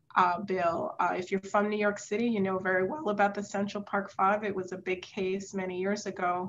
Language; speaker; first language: English; native; English